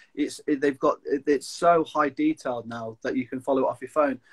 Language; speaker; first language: English; native; English